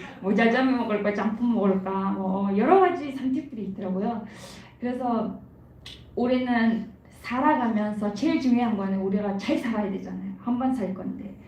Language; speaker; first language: Korean; non-native, fluent; Mongolian